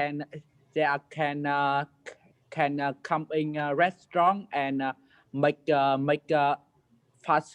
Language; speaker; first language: English; non-native, learner; Vietnamese